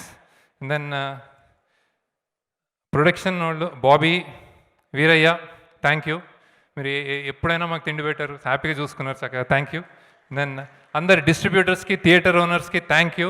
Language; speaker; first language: Telugu; native; Telugu